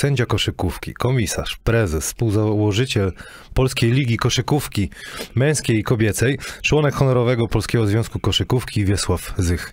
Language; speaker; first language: Polish; native; Polish